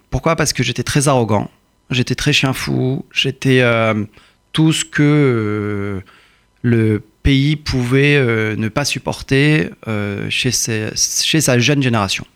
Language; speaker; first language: French; early bilingual, other home language; Persian